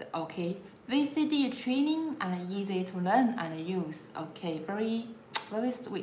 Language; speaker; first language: English; non-native, learner; Chinese